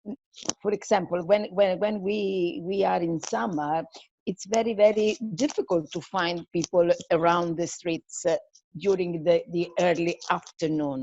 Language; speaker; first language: English; non-native, fluent; Italian